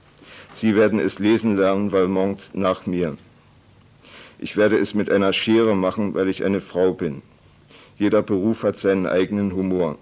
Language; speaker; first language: German; native; German